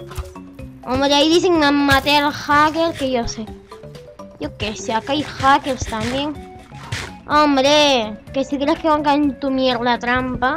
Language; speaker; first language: Spanish; native; Spanish